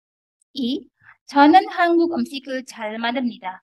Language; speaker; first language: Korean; non-native, fluent; Indonesian